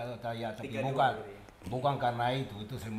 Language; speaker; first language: Indonesian; non-native, fluent; Spanish